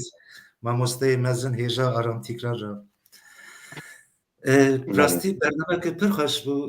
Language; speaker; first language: Kurdish; native; Kurdish